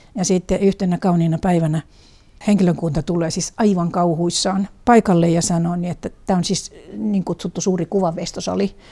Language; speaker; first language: Finnish; native; Finnish